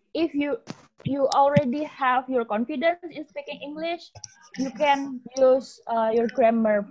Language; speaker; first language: English; non-native, fluent; Indonesian